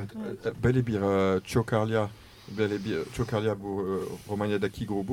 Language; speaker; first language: Turkish; non-native, learner; French